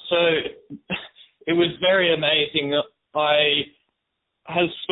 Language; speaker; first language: English; native; English